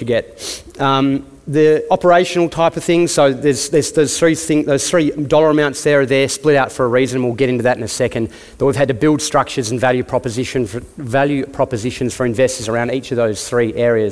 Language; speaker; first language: English; native; English